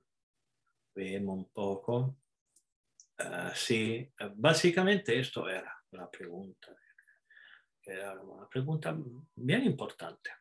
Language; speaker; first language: Spanish; non-native, fluent; Italian